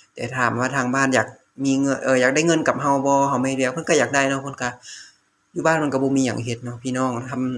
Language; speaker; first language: Lao; native; Lao